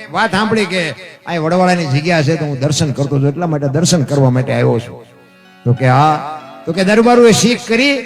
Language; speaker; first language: Gujarati; native; Gujarati